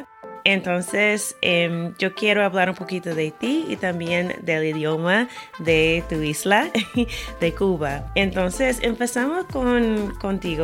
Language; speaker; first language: Spanish; non-native, fluent; English